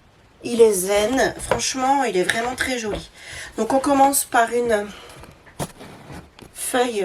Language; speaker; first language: French; native; French